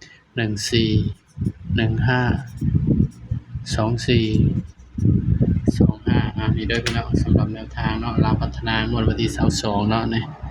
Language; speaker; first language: Thai; non-native, local second language; Northeastern Thai